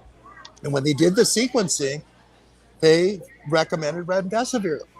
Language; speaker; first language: English; native; English